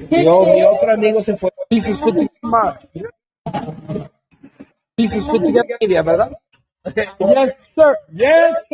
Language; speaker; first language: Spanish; non-native, learner; English